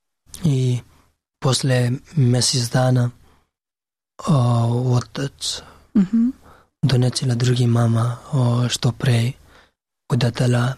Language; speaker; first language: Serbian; non-native, learner; Pashto